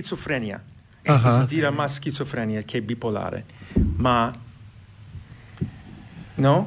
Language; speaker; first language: Spanish; non-native, fluent; English